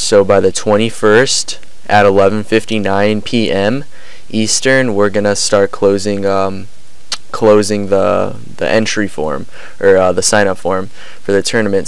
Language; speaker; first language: English; native; English